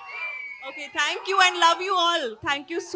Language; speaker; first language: Telugu; non-native, learner; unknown